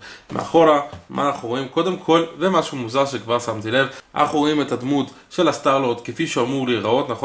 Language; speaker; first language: Hebrew; native; Hebrew